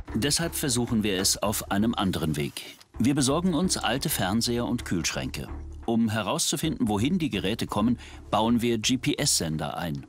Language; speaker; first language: German; native; German